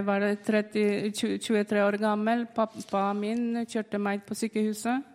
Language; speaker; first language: Norwegian; non-native, fluent; Polish